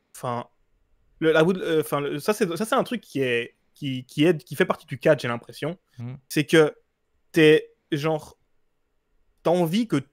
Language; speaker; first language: French; early bilingual, other home language; Portuguese